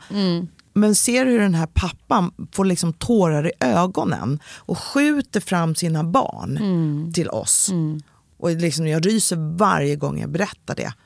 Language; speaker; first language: Swedish; native; Swedish